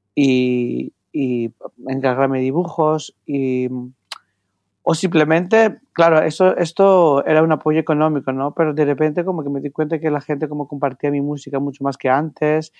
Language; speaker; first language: Spanish; non-native, fluent; Greek